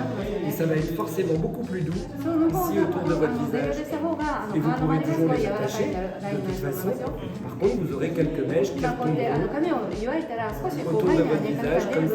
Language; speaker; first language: French; native; French